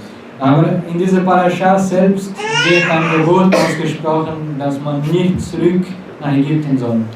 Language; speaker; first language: German; non-native, fluent; Portuguese